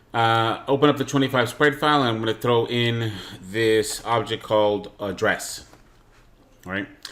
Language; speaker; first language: English; native; English